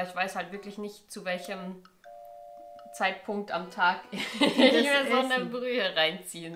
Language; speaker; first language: German; native; German